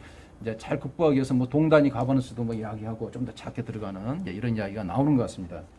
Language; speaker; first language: Korean; native; Korean